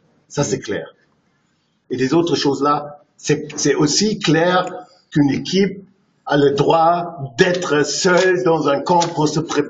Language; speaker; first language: French; non-native, fluent; German